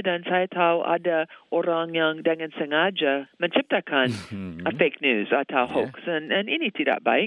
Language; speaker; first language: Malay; non-native, fluent; English